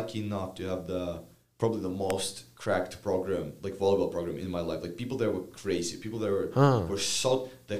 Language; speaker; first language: English; non-native, fluent; Ukrainian